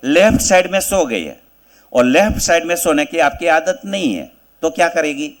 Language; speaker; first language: Hindi; non-native, local second language; Gujarati